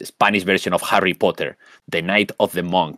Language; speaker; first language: English; non-native, fluent; Spanish